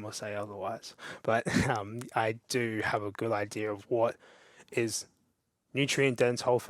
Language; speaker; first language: English; native; English